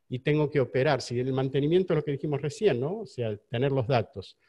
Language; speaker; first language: Spanish; native; Spanish